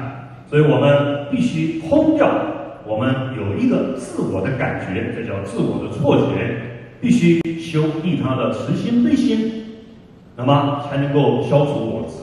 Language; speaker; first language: Chinese; native; Chinese